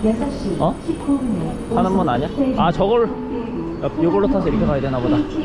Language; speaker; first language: Korean; native; Korean